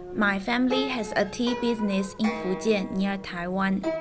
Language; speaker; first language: English; non-native, learner; Chinese